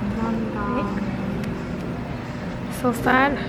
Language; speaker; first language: Korean; non-native, learner; Mongolian